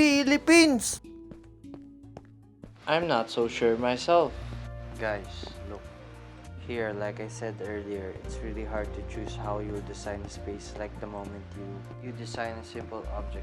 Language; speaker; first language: English; non-native, local second language; Filipino